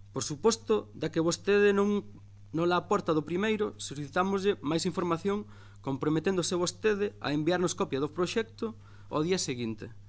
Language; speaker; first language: Galician; native; Galician